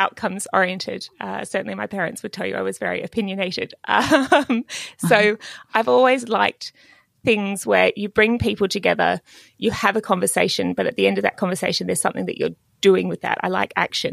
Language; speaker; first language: English; native; English